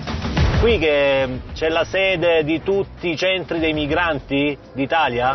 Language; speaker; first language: Italian; native; Italian